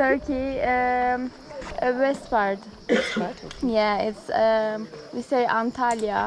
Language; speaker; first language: English; non-native, learner; Turkish